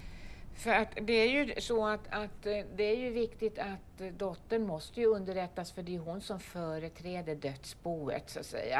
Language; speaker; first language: Swedish; native; Swedish